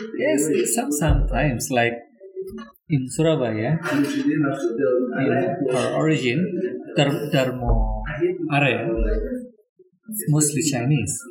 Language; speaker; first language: English; non-native, learner; Indonesian